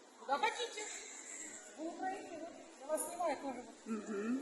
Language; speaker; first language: Russian; non-native, local second language; Uzbek